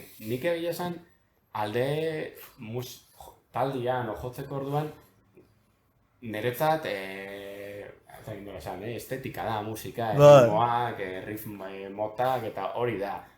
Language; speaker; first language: Basque; native; Basque